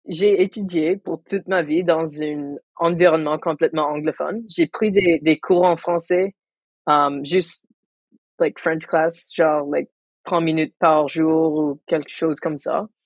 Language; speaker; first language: French; non-native, local second language; English